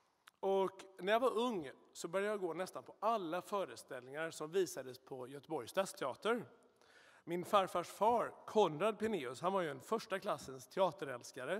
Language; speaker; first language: Swedish; native; Swedish